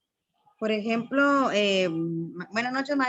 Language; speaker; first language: Spanish; native; Spanish